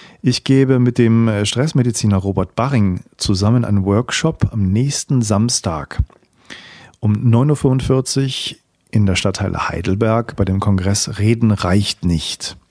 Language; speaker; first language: German; native; German